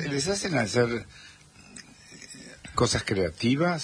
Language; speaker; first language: Spanish; native; Spanish